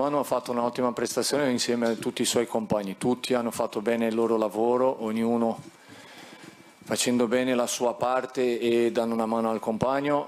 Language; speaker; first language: Italian; non-native, fluent; Portuguese